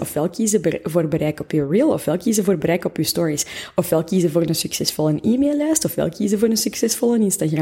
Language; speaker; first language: Dutch; native; Dutch